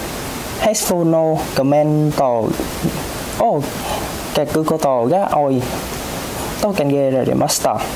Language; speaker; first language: Japanese; non-native, learner; Vietnamese